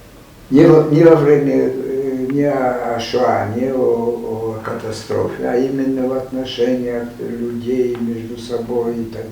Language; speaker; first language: Russian; non-native, fluent; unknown